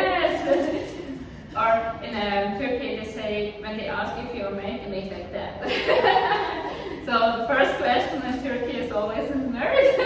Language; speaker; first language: English; non-native, fluent; Swiss German